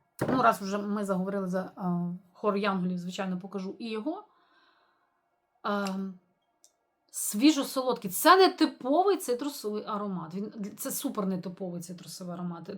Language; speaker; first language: Ukrainian; native; Ukrainian